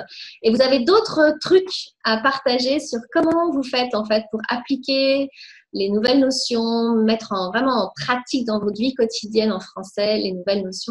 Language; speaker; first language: French; native; French